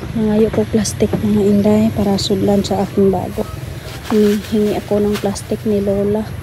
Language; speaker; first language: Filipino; non-native, local second language; Cebuano